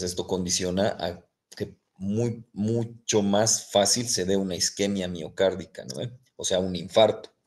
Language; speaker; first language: Spanish; native; Spanish